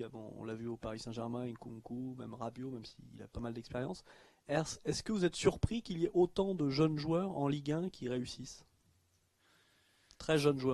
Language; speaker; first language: French; native; French